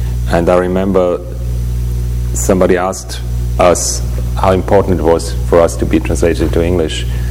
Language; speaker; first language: English; non-native, fluent; German